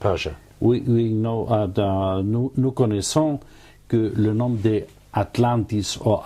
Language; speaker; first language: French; non-native, fluent; Spanish